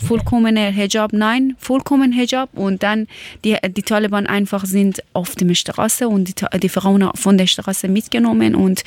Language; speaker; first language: German; non-native, learner; Persian